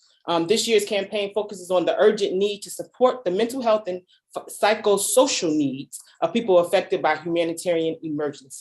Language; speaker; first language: English; native; English